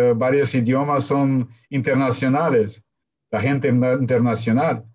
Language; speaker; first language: Spanish; non-native, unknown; Russian